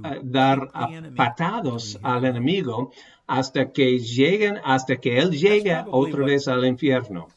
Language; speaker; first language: Spanish; non-native, fluent; English